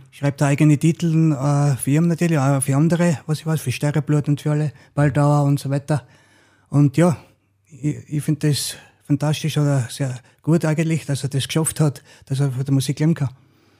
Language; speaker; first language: German; native; German